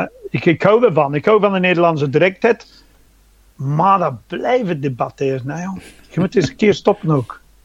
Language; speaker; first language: Dutch; non-native, fluent; English